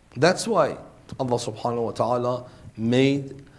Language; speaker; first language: English; non-native, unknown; Persian